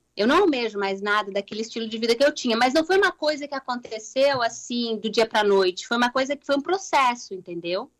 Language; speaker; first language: Portuguese; native; Portuguese